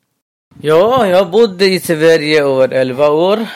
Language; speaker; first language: Swedish; non-native, local second language; Burmese